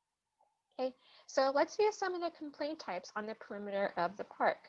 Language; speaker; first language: English; native; English